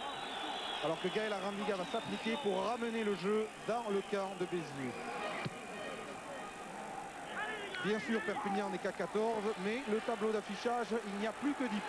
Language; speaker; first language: French; native; French